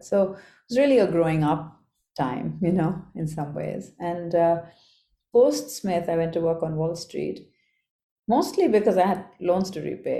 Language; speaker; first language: English; non-native, local second language; Bangla